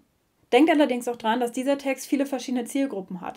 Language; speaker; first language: German; native; German